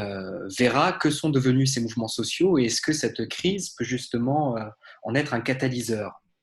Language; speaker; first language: French; native; French